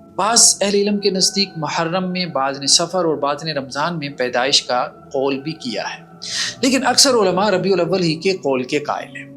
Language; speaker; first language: Urdu; native; Urdu